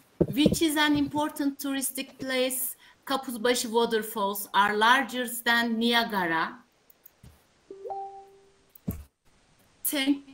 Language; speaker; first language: English; non-native, learner; Turkish